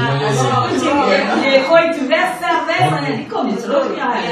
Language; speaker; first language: Dutch; non-native, learner; Indonesian